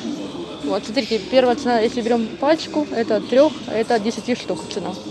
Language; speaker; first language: Russian; non-native, local second language; Ukrainian